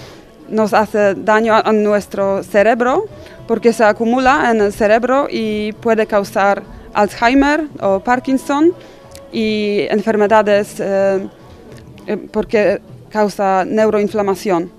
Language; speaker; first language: Spanish; non-native, fluent; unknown